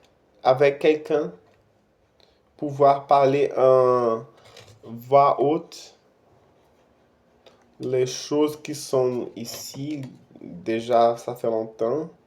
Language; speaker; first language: French; non-native, fluent; Portuguese